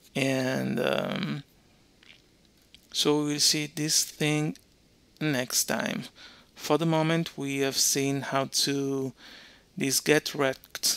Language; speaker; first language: English; non-native, fluent; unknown